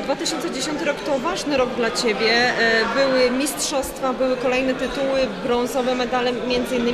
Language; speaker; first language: Polish; native; Polish